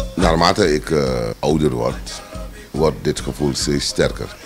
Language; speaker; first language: Dutch; non-native, local second language; Sranan Tongo